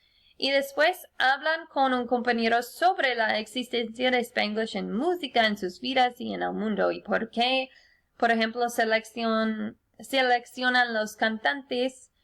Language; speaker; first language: Spanish; non-native, fluent; English